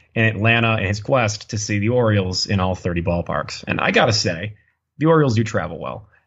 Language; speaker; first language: English; native; English